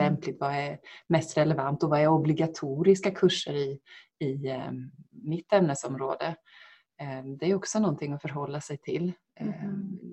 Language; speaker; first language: Swedish; native; Swedish